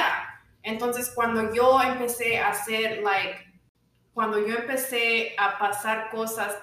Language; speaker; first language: Spanish; early bilingual, other home language; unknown